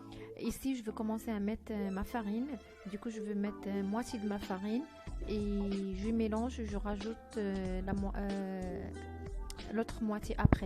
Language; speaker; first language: French; non-native, fluent; Arabic